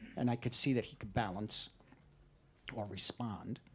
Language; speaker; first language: English; native; English